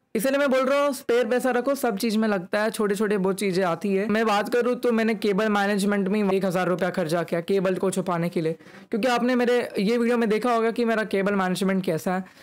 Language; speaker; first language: Hindi; native; Hindi